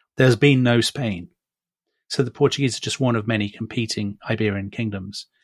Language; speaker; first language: English; native; English